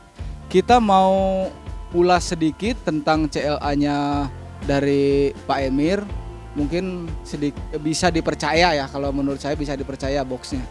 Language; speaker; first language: Indonesian; native; Indonesian